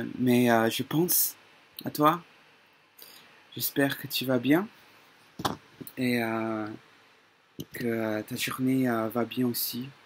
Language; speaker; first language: French; non-native, learner; English